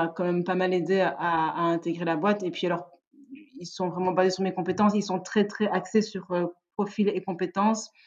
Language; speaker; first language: French; native; French